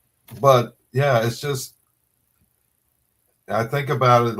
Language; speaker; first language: English; native; English